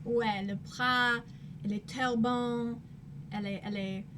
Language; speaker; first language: French; non-native, learner; English